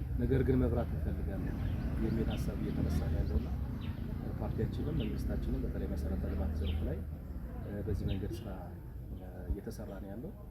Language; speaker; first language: Amharic; native; Amharic